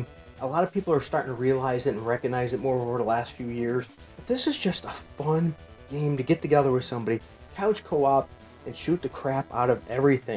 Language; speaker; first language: English; native; English